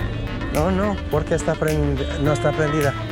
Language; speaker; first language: Spanish; non-native, learner; English